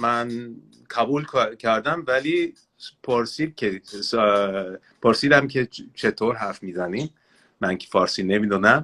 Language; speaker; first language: Persian; non-native, learner; English